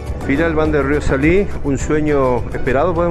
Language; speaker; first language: Spanish; native; Spanish